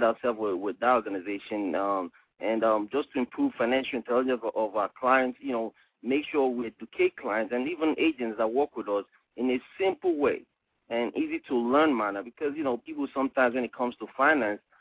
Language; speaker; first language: English; non-native, local second language; Igbo